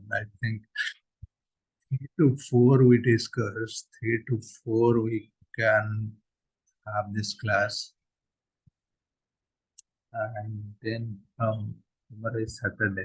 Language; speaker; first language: English; non-native, local second language; Odia